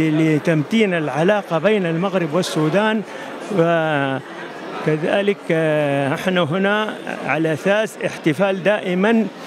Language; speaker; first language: Arabic; native; Arabic